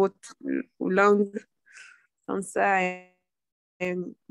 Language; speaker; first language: French; non-native, learner; Arabic